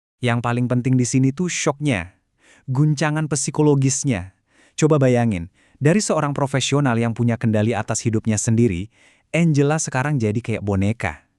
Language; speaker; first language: Indonesian; native; Indonesian